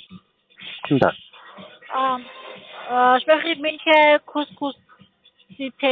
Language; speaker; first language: German; non-native, learner; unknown